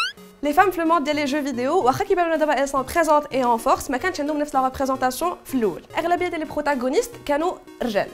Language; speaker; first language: French; non-native, local second language; Arabic